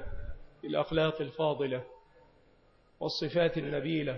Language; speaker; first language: Arabic; native; Arabic